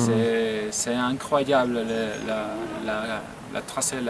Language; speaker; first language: French; non-native, learner; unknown